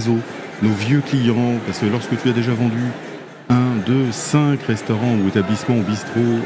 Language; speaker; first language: French; native; French